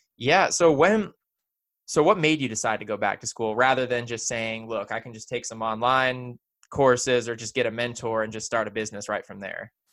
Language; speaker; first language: English; native; English